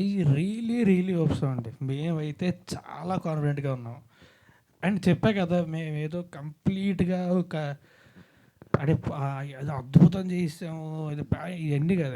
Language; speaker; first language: Telugu; native; Telugu